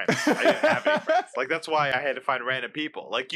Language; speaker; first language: English; native; English